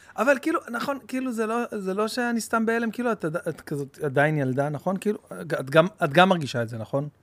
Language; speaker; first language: Hebrew; native; Hebrew